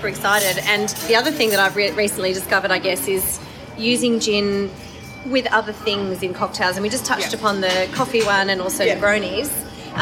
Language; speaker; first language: English; native; English